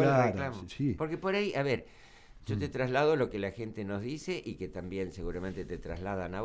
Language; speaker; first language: Spanish; native; Spanish